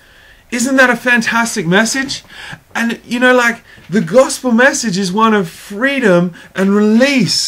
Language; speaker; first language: English; native; English